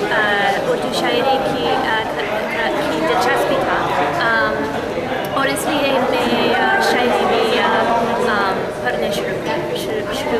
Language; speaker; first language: Hindi; non-native, learner; English